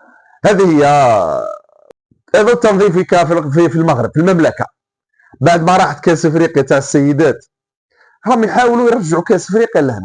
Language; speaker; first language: Arabic; native; Arabic